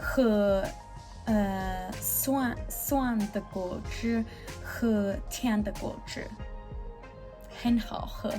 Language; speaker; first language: Chinese; non-native, learner; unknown